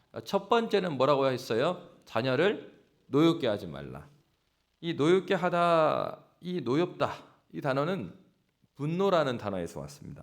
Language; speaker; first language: Korean; native; Korean